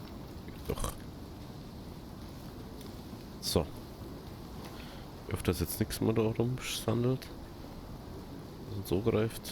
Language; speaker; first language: German; native; German